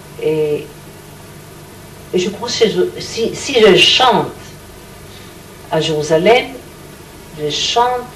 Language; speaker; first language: French; non-native, learner; Hebrew